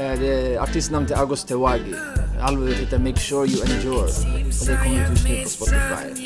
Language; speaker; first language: Swedish; native; Swedish